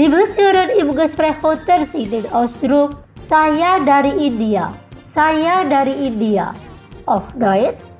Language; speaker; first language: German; non-native, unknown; Indonesian